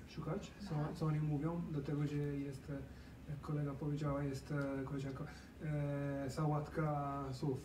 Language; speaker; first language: Polish; non-native, learner; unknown